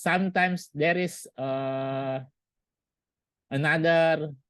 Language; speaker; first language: English; non-native, learner; Indonesian